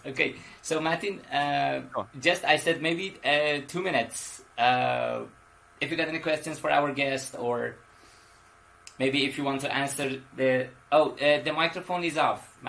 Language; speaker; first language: English; non-native, fluent; Persian